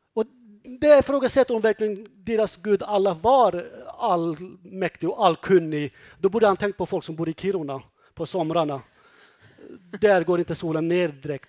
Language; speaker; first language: Swedish; non-native, fluent; Kurdish